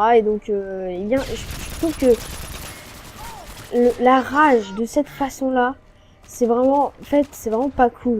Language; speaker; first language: French; native; French